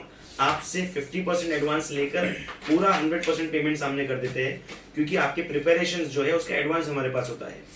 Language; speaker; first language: Hindi; native; Hindi